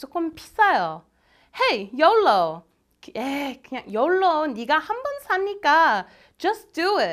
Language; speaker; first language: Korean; non-native, fluent; English